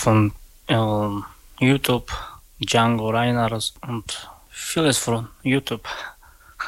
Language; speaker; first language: German; non-native, learner; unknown